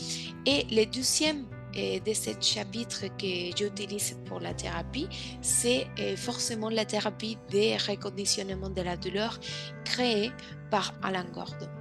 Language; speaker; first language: French; non-native, fluent; Spanish